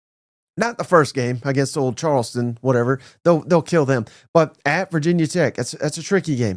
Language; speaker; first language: English; native; English